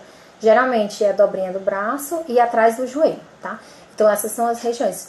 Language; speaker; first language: Portuguese; native; Portuguese